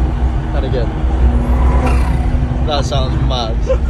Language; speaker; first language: English; native; English